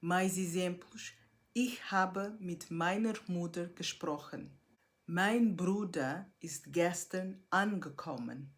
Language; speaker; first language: German; non-native, fluent; Portuguese